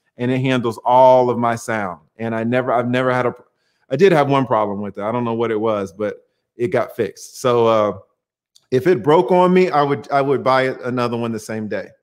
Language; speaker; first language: English; native; English